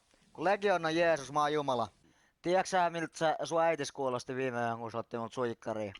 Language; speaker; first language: Finnish; native; Finnish